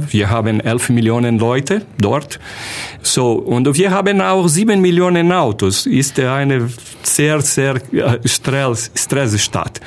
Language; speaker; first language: German; non-native, learner; Portuguese